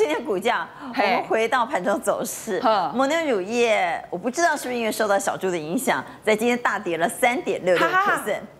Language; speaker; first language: Chinese; native; Chinese